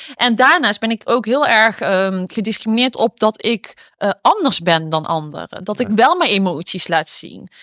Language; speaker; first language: Dutch; native; Dutch